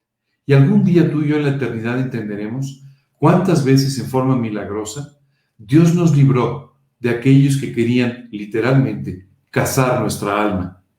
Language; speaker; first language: Spanish; native; Spanish